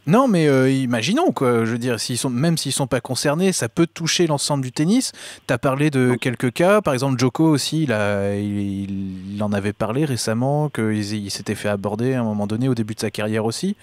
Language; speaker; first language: French; native; French